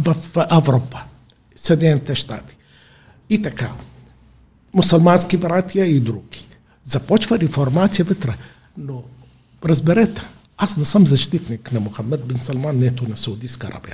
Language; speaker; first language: Bulgarian; non-native, fluent; Arabic